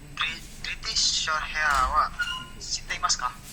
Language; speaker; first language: Japanese; non-native, learner; Indonesian